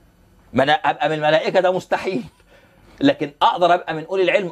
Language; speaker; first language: Arabic; native; Arabic